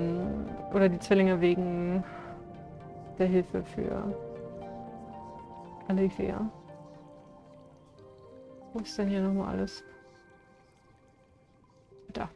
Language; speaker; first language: German; native; German